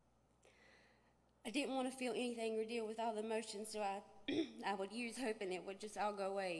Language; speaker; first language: English; native; English